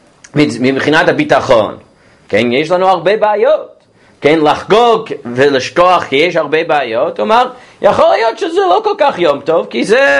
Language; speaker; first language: Hebrew; non-native, fluent; English